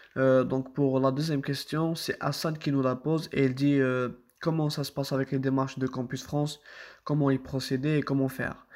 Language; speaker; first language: French; non-native, local second language; Arabic